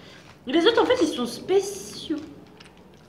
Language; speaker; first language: French; native; French